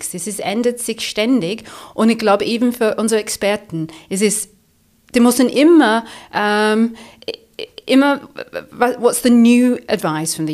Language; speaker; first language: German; non-native, fluent; English